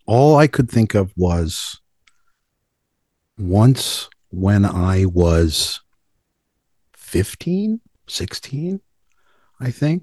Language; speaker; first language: English; native; English